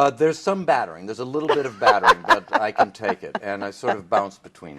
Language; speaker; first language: English; native; English